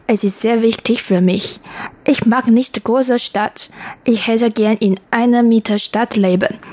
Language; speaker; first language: German; non-native, learner; Chinese